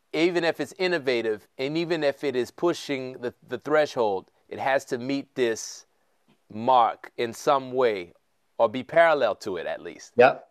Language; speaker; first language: English; native; English